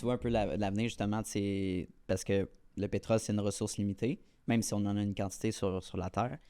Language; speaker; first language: French; native; French